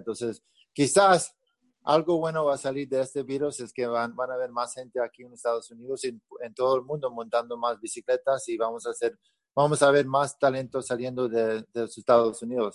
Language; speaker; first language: Spanish; early bilingual, heritage; Spanish